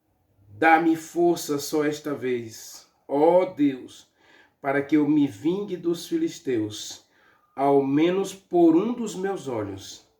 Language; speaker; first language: Portuguese; native; Portuguese